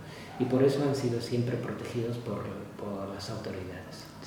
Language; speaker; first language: Spanish; non-native, fluent; Arabic